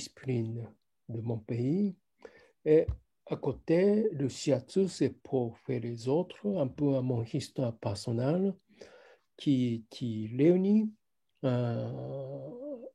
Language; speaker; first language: French; non-native, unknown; Japanese